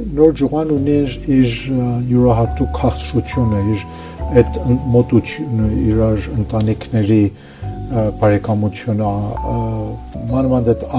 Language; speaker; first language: Armenian; early bilingual, heritage; Armenian